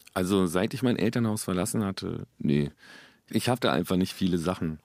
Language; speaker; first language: German; native; German